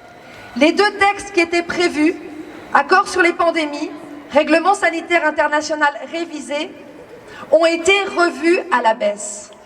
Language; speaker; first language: French; native; French